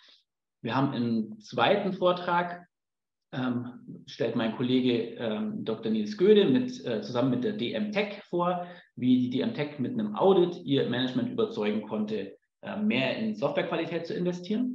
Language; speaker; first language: German; native; German